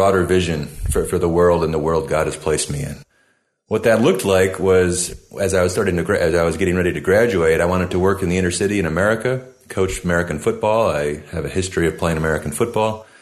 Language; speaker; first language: English; native; English